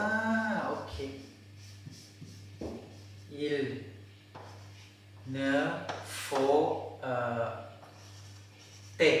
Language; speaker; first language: French; non-native, learner; Thai